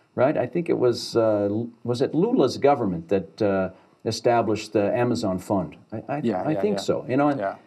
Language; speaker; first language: English; native; English